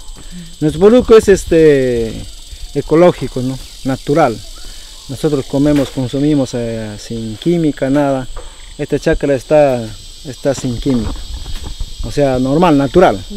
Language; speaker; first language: Spanish; non-native, local second language; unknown